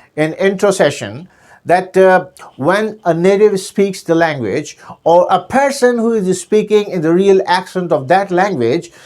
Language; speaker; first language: English; non-native, local second language; Urdu